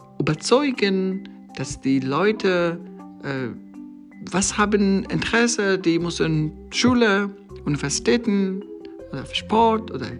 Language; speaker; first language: German; non-native, learner; Persian